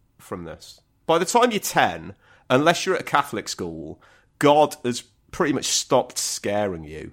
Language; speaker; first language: English; native; English